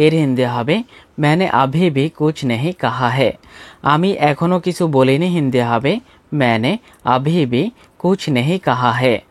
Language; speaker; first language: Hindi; non-native, fluent; Bangla